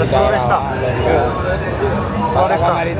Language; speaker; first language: Spanish; non-native, learner; French